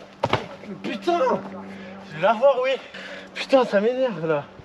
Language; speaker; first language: French; native; French